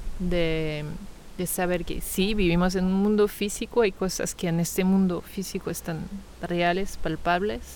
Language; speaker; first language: Spanish; non-native, fluent; French